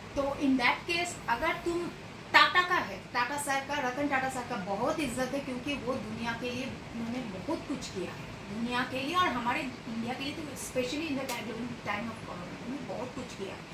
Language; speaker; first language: Hindi; non-native, local second language; Bangla